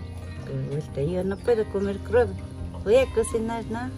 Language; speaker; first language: Spanish; non-native, local second language; Quechua